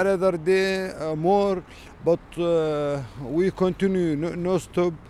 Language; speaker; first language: English; non-native, learner; Arabic